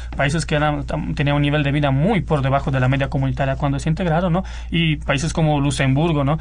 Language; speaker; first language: Spanish; non-native, fluent; Romanian